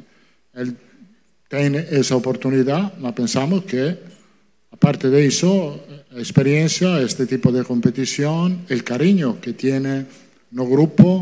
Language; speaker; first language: Portuguese; non-native, fluent; Italian